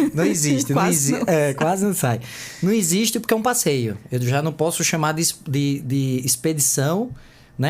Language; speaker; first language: Portuguese; native; Portuguese